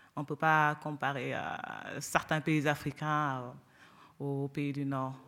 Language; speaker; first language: French; non-native, local second language; Wolof